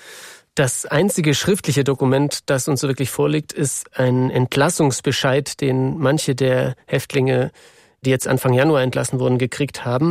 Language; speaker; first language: German; native; German